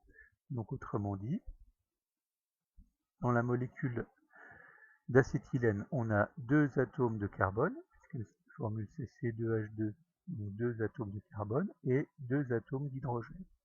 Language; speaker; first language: French; native; French